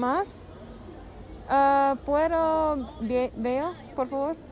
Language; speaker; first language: Spanish; non-native, learner; English